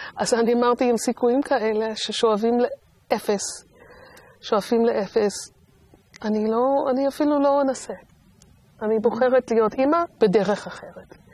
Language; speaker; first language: Hebrew; non-native, fluent; English